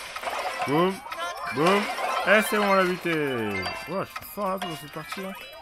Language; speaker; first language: French; native; French